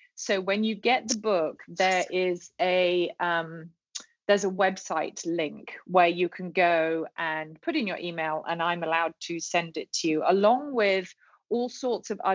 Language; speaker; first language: English; native; English